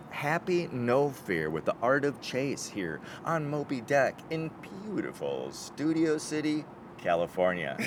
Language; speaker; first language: English; native; English